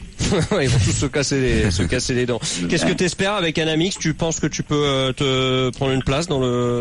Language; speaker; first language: French; native; French